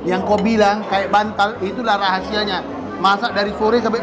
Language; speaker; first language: Indonesian; native; Indonesian